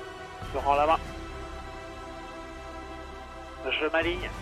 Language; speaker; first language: French; native; French